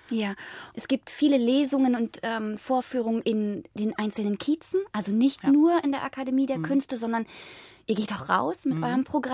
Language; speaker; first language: German; native; German